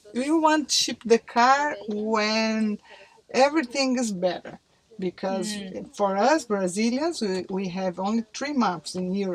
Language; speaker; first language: English; non-native, learner; Portuguese